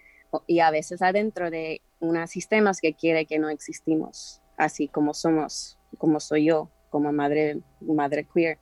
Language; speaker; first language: Spanish; early bilingual, heritage; Spanish